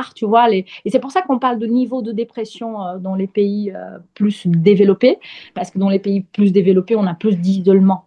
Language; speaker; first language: French; non-native, fluent; Portuguese